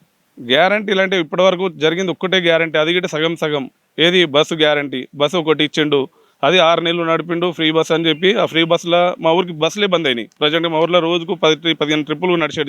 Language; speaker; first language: Telugu; native; Telugu